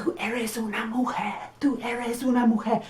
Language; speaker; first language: Spanish; non-native, fluent; English